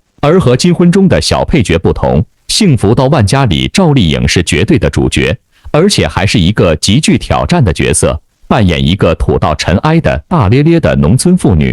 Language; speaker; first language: Chinese; native; Chinese